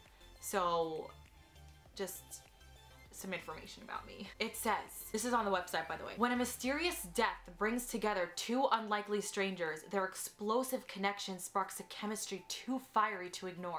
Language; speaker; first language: English; native; English